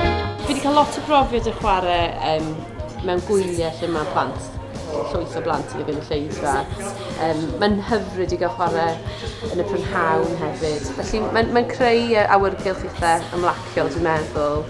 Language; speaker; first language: Welsh; native; Welsh